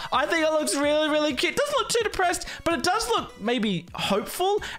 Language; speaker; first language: English; native; English